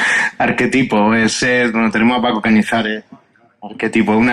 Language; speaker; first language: Spanish; native; Spanish